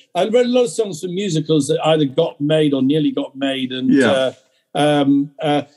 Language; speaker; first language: English; native; English